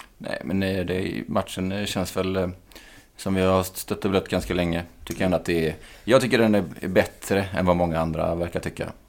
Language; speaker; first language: Swedish; native; Swedish